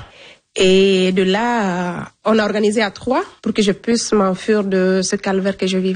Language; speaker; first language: French; non-native, local second language; Fula